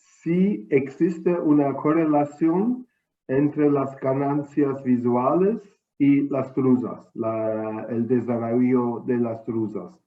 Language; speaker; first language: Spanish; non-native, fluent; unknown